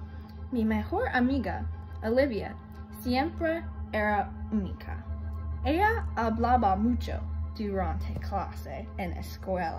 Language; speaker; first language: Spanish; non-native, learner; English